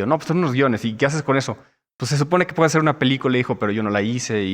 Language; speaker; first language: Spanish; native; Spanish